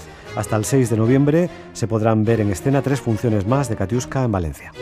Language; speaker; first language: Spanish; native; Spanish